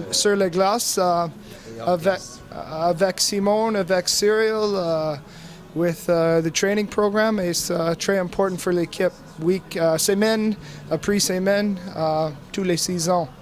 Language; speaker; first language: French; non-native, learner; English